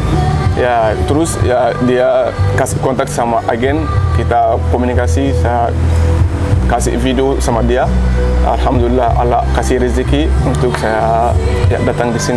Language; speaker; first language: Indonesian; non-native, learner; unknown